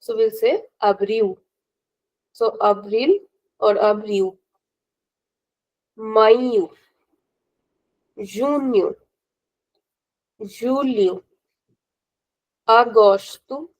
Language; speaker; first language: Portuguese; non-native, fluent; Hindi